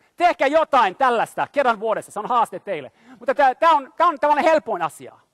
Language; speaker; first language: Finnish; non-native, fluent; French